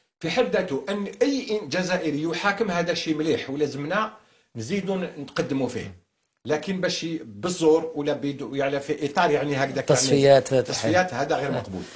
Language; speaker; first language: Arabic; native; Arabic